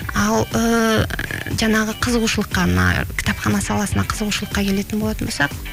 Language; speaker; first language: Kazakh; native; Kazakh